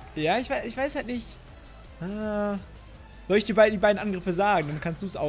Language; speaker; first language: German; native; German